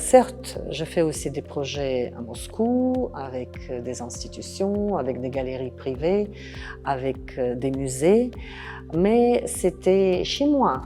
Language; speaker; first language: French; non-native, fluent; Russian